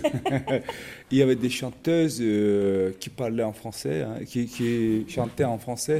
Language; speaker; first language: French; non-native, fluent; Turkish